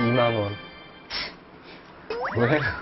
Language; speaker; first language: Korean; native; Korean